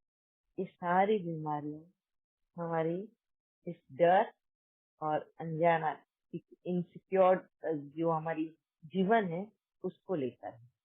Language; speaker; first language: Hindi; native; Hindi